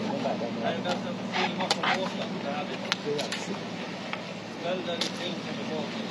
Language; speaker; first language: Swedish; native; Swedish